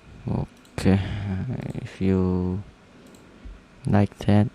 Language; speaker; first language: English; non-native, learner; Indonesian